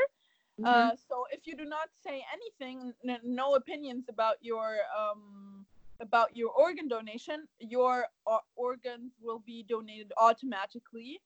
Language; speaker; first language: English; non-native, fluent; German